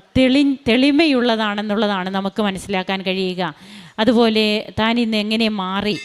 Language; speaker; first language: Malayalam; native; Malayalam